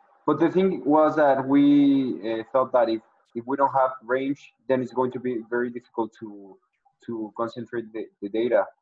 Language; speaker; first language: English; non-native, learner; Spanish